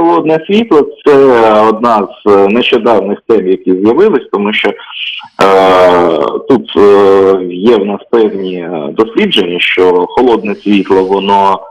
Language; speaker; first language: Ukrainian; native; Ukrainian